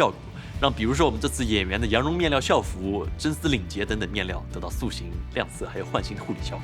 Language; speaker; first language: Chinese; native; Chinese